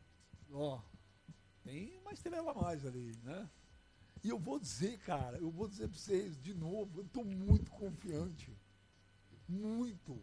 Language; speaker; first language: Portuguese; native; Portuguese